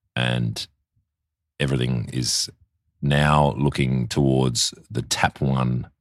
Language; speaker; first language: English; native; English